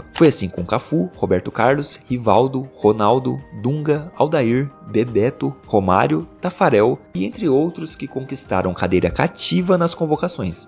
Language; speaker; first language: Portuguese; native; Portuguese